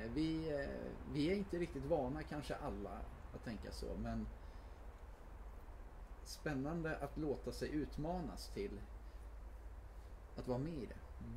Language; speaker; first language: Swedish; native; Swedish